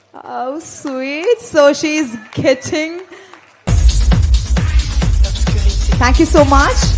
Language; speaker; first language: English; non-native, local second language; Malayalam